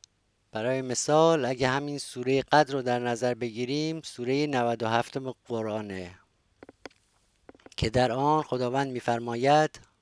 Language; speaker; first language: Persian; native; Persian